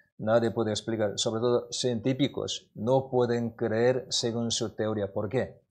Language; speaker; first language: Spanish; non-native, learner; Korean